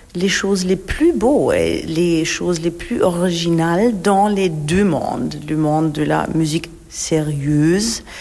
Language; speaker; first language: French; non-native, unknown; German